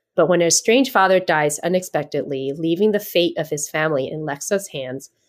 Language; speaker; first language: English; native; English